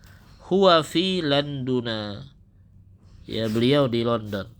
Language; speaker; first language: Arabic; non-native, fluent; Indonesian